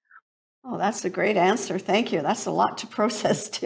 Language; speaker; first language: English; native; English